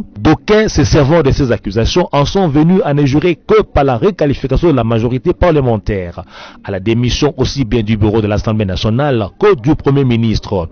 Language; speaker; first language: French; native; French